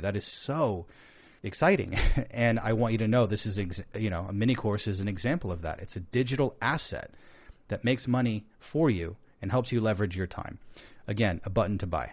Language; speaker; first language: English; native; English